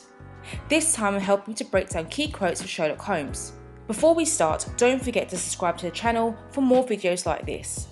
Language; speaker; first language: English; native; English